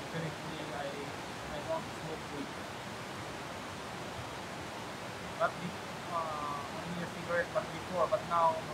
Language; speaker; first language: English; non-native, local second language; Filipino